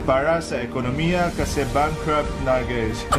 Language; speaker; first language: Filipino; non-native, learner; Arabic